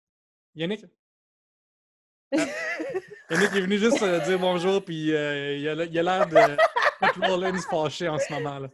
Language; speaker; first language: French; native; French